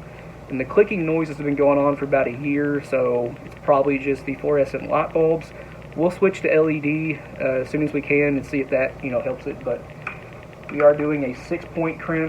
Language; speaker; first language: English; native; English